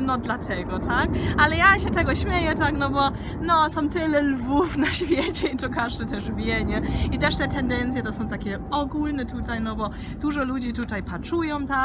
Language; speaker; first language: Polish; early bilingual, heritage; Polish